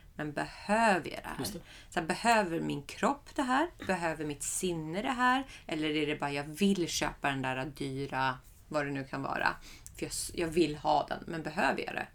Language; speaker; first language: Swedish; early bilingual, other home language; Persian